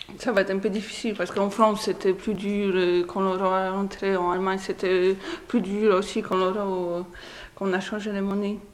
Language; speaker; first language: French; non-native, learner; Polish